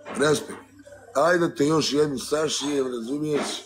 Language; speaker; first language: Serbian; early bilingual, heritage; Bosnian